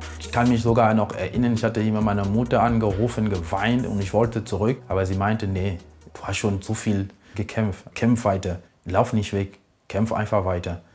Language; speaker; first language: German; non-native, fluent; French